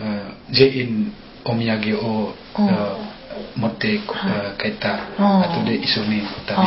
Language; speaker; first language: Japanese; non-native, learner; Indonesian